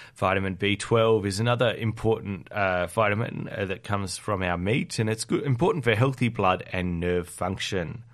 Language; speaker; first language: English; native; English